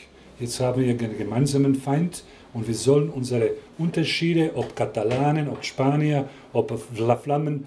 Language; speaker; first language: German; non-native, fluent; Croatian